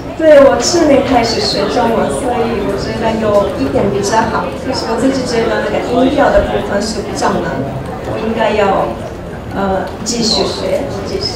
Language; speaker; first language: Chinese; non-native, learner; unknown